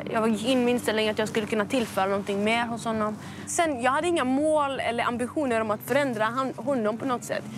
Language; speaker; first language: Swedish; early bilingual, other home language; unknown